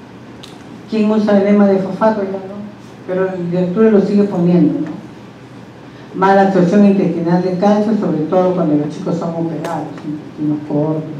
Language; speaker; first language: Spanish; native; Spanish